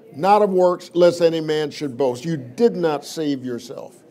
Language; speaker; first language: English; native; English